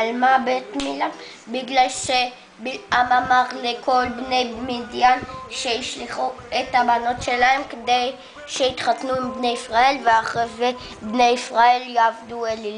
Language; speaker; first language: Hebrew; early bilingual, other home language; Spanish